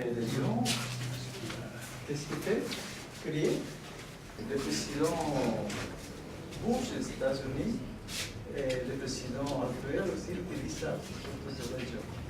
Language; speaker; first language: French; non-native, learner; Spanish